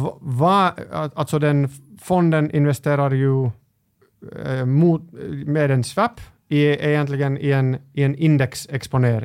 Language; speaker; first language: Swedish; non-native, local second language; Finnish